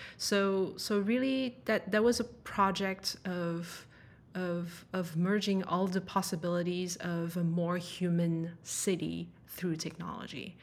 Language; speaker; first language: English; non-native, fluent; French